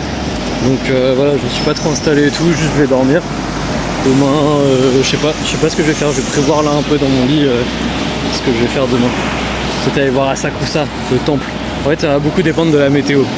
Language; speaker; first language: French; native; French